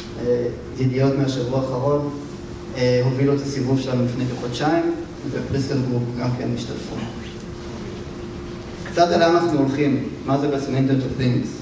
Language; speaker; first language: Hebrew; native; Hebrew